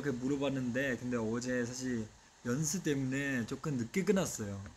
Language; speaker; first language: Korean; non-native, fluent; Chinese